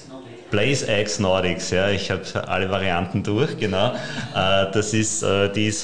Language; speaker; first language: German; native; German